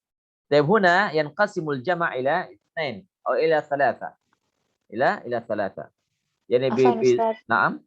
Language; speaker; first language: Arabic; non-native, fluent; Indonesian